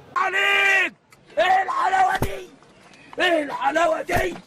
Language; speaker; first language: Arabic; native; Arabic